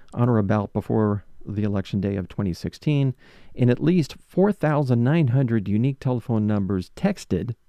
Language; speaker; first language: English; native; English